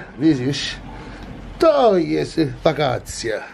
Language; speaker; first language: Polish; non-native, learner; Italian